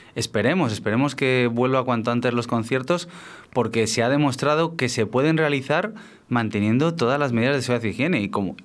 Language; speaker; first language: Spanish; native; Spanish